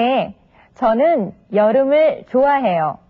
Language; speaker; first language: Korean; non-native, learner; Vietnamese